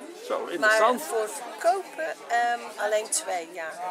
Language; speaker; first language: Dutch; non-native, fluent; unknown